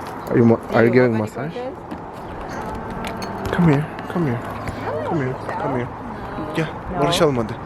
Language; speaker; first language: English; non-native, learner; Turkish